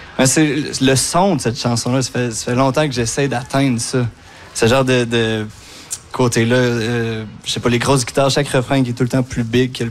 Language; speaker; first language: French; native; French